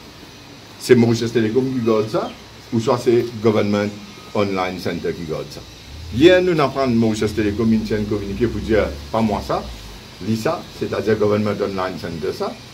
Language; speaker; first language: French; non-native, local second language; Morisyen